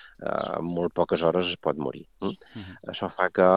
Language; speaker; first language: Catalan; native; Catalan